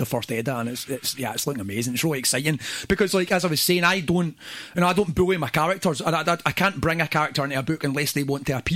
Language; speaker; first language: English; native; English